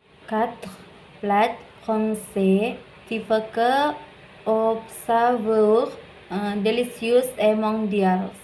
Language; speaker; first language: French; non-native, learner; Indonesian